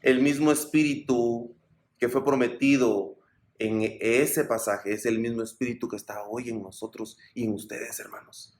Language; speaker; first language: Spanish; native; Spanish